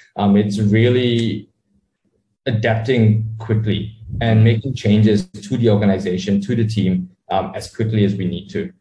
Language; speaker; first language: English; native; English